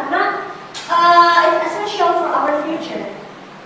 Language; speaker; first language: English; non-native, fluent; Indonesian